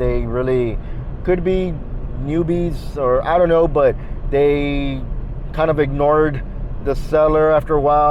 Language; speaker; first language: English; native; English